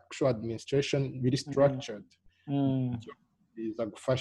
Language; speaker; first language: English; non-native, local second language; Kinyarwanda